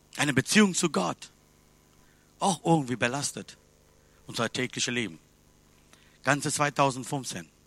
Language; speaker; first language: German; non-native, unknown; Tamil